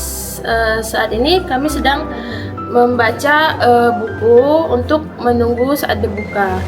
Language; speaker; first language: Indonesian; native; Indonesian